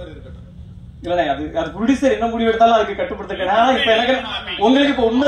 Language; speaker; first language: Tamil; native; Tamil